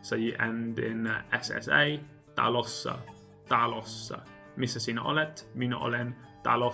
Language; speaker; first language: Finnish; non-native, learner; English